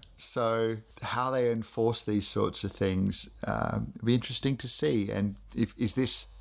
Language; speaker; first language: English; native; English